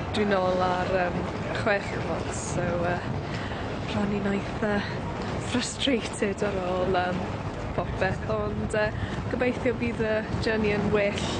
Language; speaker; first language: Welsh; non-native, local second language; English